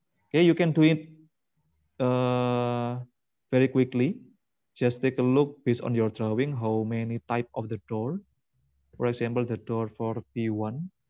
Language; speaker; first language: English; non-native, fluent; Indonesian